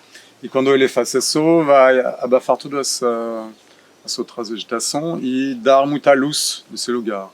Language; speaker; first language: Portuguese; non-native, fluent; French